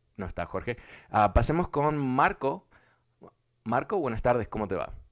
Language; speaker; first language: Spanish; early bilingual, other home language; English